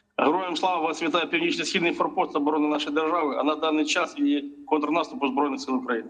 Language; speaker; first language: Ukrainian; native; Ukrainian